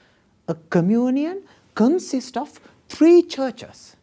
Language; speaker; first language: English; non-native, local second language; Sinhala